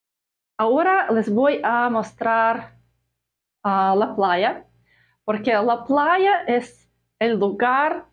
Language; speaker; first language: Spanish; non-native, fluent; Russian